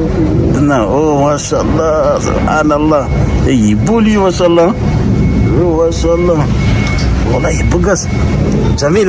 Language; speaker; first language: Arabic; non-native, learner; French